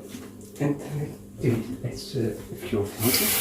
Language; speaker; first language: English; non-native, learner; Greek